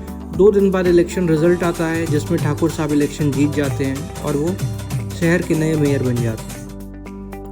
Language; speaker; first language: Hindi; native; Hindi